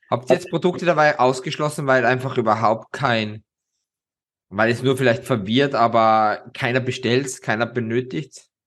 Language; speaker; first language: German; native; German